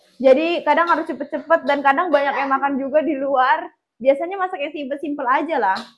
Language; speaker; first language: Indonesian; native; Indonesian